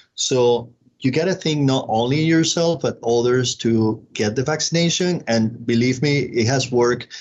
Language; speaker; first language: English; non-native, fluent; Spanish